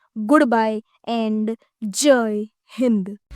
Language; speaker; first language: English; non-native, local second language; Gujarati